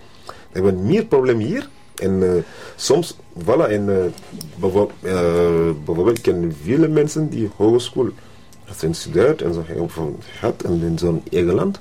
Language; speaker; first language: Dutch; non-native, learner; French